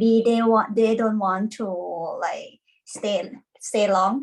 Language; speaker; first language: English; non-native, learner; Thai